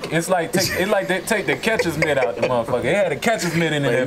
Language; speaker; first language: English; native; English